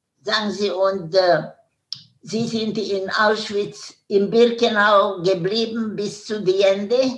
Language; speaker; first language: German; non-native, learner; Hungarian